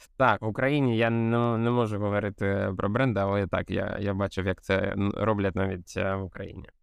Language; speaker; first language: Ukrainian; native; Ukrainian